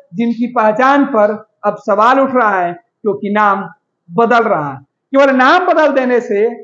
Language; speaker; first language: Hindi; native; Hindi